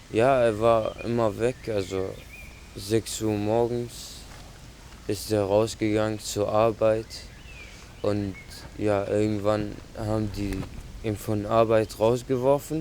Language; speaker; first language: German; non-native, fluent; Arabic